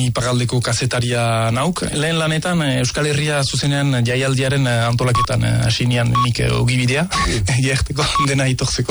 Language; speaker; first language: Basque; native; Basque